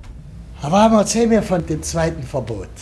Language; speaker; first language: German; native; German